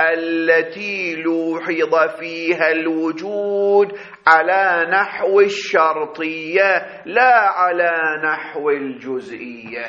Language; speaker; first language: Arabic; native; Arabic